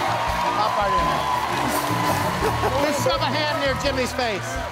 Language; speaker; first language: English; native; English